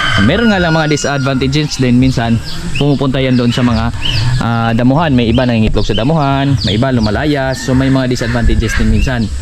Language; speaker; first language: Filipino; native; Filipino